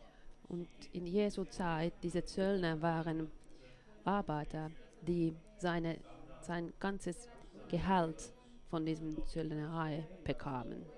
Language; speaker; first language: German; non-native, fluent; Finnish